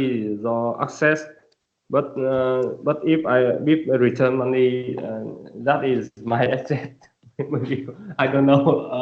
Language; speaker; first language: English; non-native, learner; Vietnamese